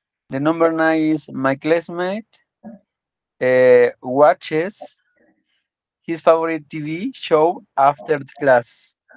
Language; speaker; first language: English; non-native, learner; Spanish